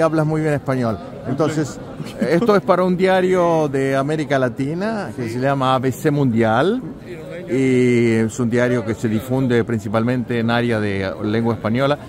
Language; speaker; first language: Spanish; native; Spanish